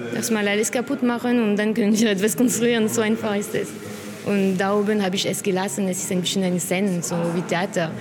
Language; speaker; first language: German; non-native, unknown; French